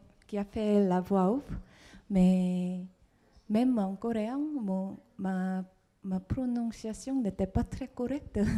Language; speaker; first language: French; non-native, fluent; Korean